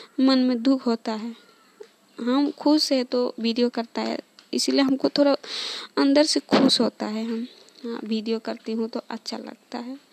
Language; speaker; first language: Hindi; non-native, local second language; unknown